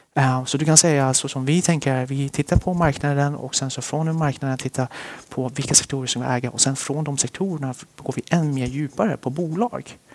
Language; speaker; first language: Swedish; early bilingual, other home language; Chinese